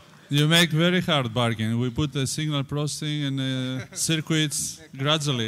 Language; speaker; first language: English; non-native, fluent; Greek